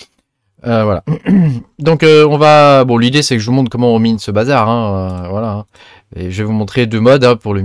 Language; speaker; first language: French; native; French